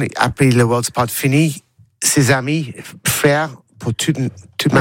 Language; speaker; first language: French; non-native, learner; English